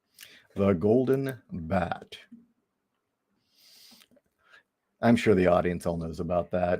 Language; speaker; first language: English; native; English